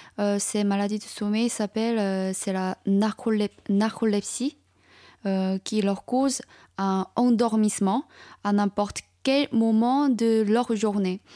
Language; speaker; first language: French; non-native, fluent; Chinese